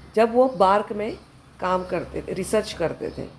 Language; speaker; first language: Hindi; non-native, local second language; Marathi